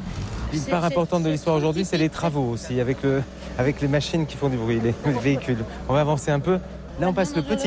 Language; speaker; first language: French; native; French